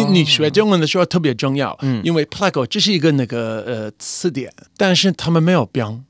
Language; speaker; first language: Chinese; non-native, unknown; English